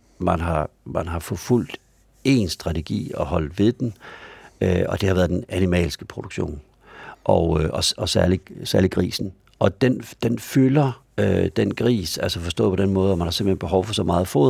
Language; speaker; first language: Danish; native; Danish